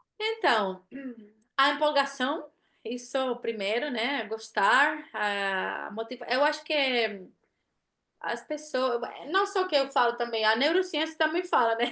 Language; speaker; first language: Portuguese; non-native, fluent; Italian